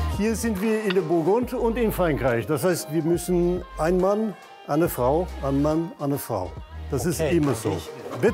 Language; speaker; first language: German; non-native, fluent; French